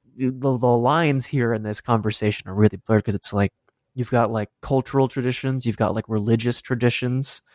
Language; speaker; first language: English; native; English